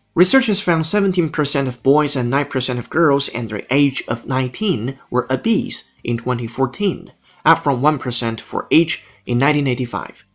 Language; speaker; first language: English; non-native, fluent; Chinese